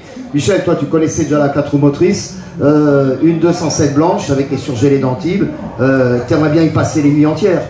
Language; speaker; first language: French; native; French